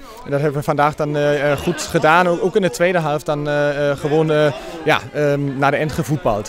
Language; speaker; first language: Dutch; non-native, fluent; German